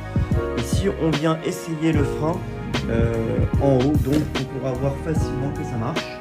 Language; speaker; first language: French; native; French